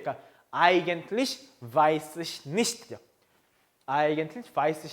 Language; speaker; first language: German; non-native, fluent; Korean